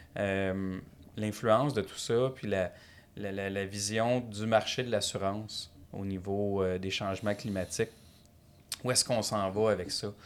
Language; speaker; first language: French; native; French